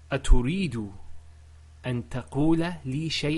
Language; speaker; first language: Arabic; non-native, learner; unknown